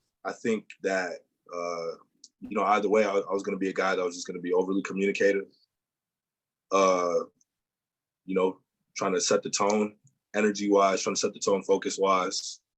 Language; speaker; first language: English; native; English